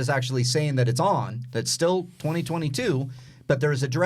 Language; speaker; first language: English; native; English